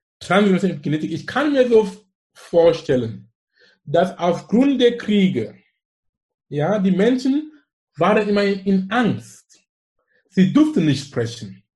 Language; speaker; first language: German; non-native, fluent; English